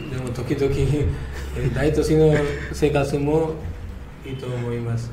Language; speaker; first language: Japanese; non-native, learner; Hindi